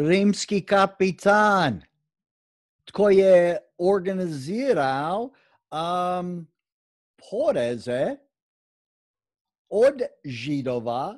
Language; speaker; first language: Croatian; non-native, fluent; English